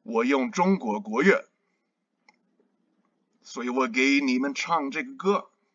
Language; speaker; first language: Chinese; non-native, learner; English